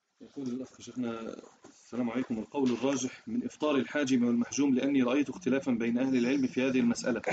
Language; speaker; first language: Arabic; native; Arabic